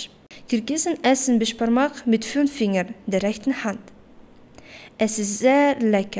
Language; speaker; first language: German; non-native, learner; Kyrgyz